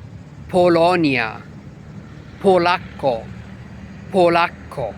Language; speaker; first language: Italian; non-native, fluent; Arabic